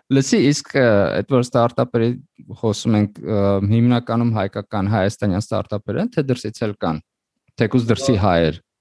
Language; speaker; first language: Armenian; native; Armenian